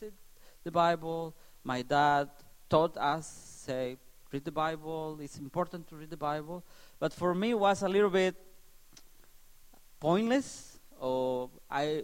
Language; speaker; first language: English; non-native, learner; Spanish